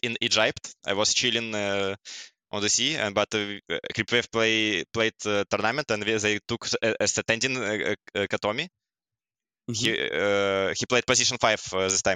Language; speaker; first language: English; non-native, learner; Russian